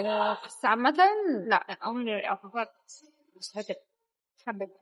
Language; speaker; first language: Arabic; native; Arabic